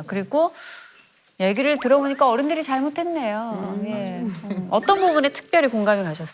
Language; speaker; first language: Korean; native; Korean